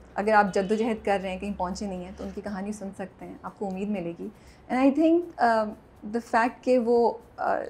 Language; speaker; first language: Urdu; native; Urdu